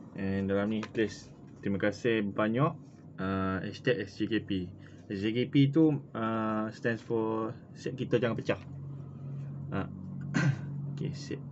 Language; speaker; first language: Malay; native; Malay